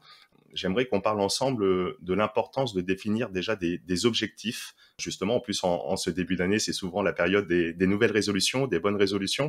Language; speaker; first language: French; native; French